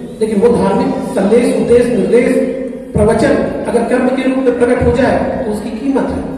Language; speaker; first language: Hindi; native; Hindi